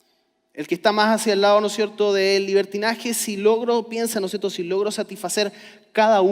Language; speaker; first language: Spanish; native; Spanish